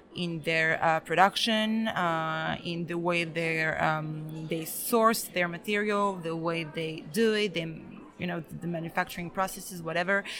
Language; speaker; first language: English; early bilingual, other home language; Serbian